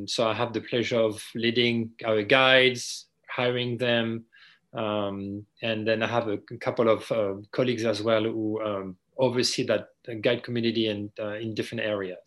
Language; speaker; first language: English; non-native, fluent; French